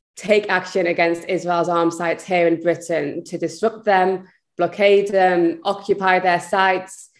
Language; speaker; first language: English; native; English